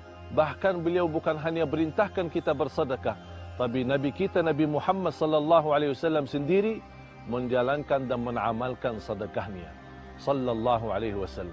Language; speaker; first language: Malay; non-native, fluent; Arabic